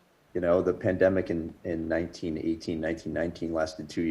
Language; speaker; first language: English; native; English